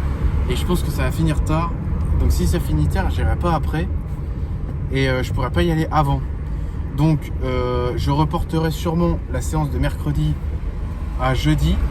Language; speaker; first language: French; native; French